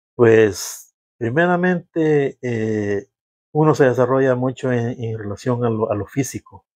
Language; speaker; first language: Spanish; native; Spanish